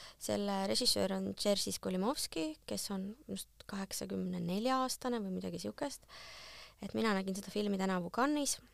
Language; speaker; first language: Estonian; native; Estonian